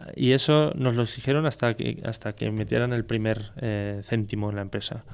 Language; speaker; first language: Spanish; non-native, fluent; French